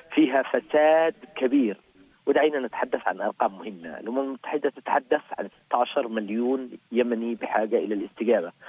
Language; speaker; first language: Arabic; native; Arabic